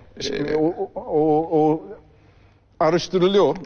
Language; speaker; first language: Turkish; non-native, fluent; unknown